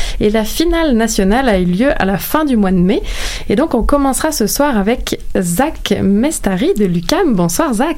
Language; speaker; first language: French; native; French